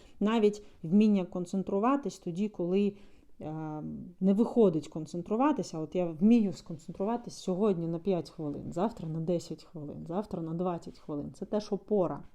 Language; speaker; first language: Ukrainian; non-native, local second language; Russian